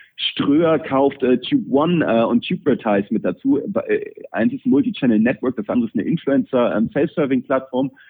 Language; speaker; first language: German; native; German